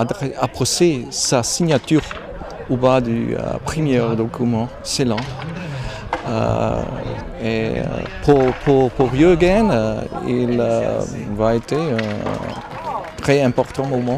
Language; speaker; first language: French; non-native, fluent; German